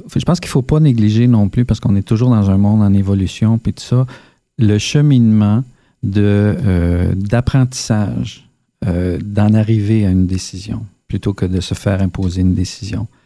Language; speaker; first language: French; native; French